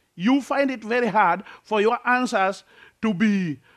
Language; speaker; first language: English; non-native, local second language; Luo (Kenya and Tanzania)